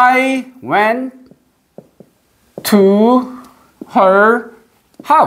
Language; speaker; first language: English; non-native, fluent; Korean